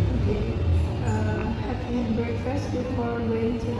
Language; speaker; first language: English; non-native, learner; Indonesian